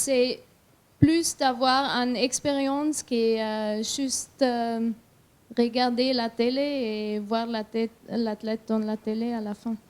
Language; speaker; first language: French; non-native, learner; German